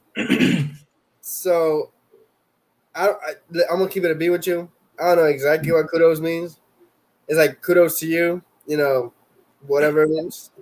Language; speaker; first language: English; non-native, fluent; Spanish